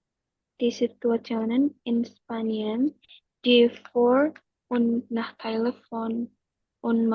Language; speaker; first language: German; non-native, learner; Indonesian